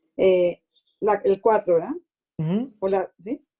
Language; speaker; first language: Spanish; native; Spanish